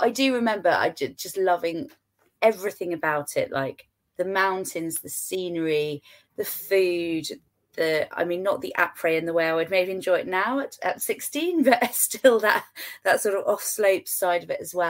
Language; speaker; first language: English; native; English